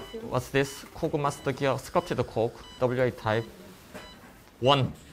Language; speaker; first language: English; non-native, fluent; Korean